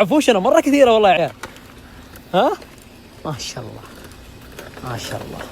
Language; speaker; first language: Arabic; native; Arabic